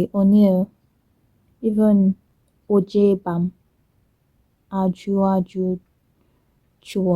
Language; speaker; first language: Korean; non-native, learner; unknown